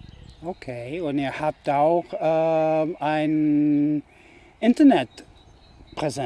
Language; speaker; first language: German; non-native, fluent; English